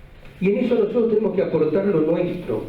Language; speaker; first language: Spanish; native; Spanish